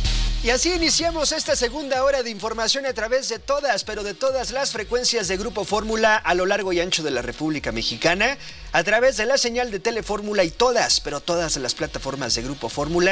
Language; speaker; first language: Spanish; native; Spanish